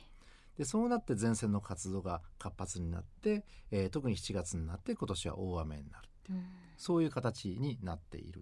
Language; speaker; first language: Japanese; native; Japanese